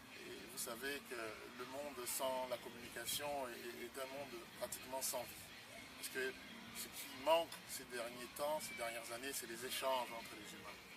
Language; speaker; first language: French; non-native, local second language; Sango